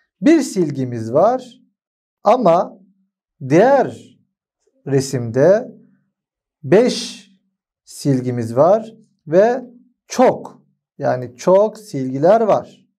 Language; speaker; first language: Turkish; non-native, fluent; Arabic